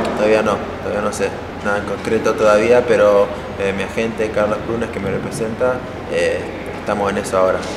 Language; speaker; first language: Spanish; early bilingual, heritage; Spanish